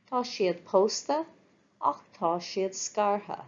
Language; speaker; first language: Irish; non-native, fluent; English